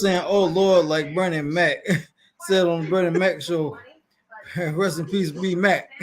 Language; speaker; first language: English; native; English